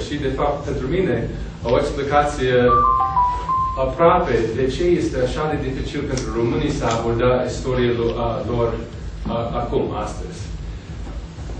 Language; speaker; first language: Romanian; non-native, fluent; English